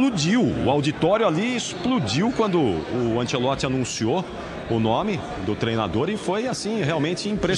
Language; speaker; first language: Portuguese; native; Portuguese